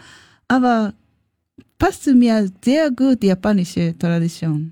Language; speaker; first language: German; non-native, learner; Japanese